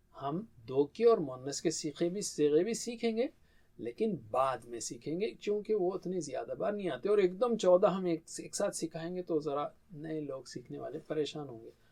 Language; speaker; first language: Urdu; native; Urdu